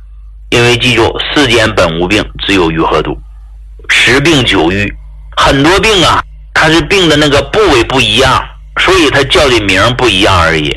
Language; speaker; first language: Chinese; native; Chinese